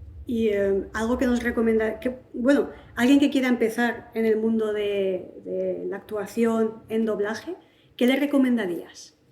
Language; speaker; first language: Spanish; native; Spanish